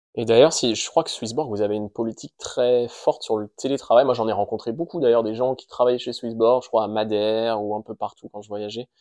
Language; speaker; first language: French; native; French